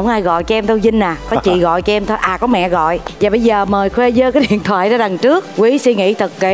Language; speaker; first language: Vietnamese; native; Vietnamese